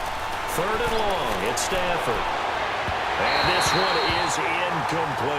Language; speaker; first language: English; native; English